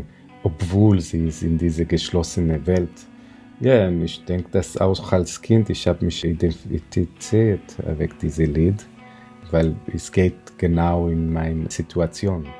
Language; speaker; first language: German; non-native, fluent; Hebrew